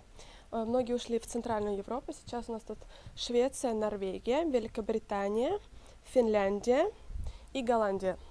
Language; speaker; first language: Russian; native; Russian